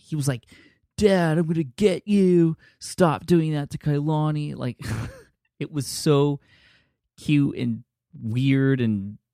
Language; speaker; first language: English; early bilingual, other home language; Filipino